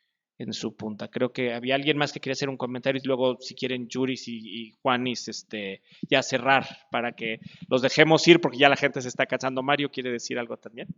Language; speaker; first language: Spanish; native; Spanish